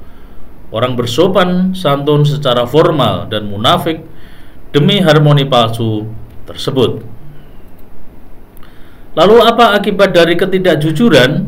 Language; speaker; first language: Indonesian; native; Indonesian